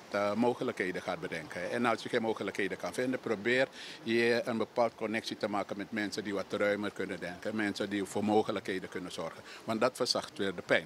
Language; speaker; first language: Dutch; native; Dutch